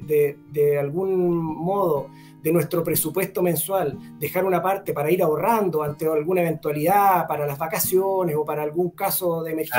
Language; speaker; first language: Spanish; native; Spanish